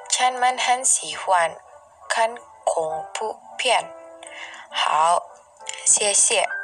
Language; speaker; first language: Chinese; non-native, learner; Indonesian